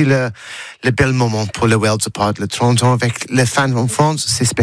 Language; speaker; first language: French; non-native, learner; English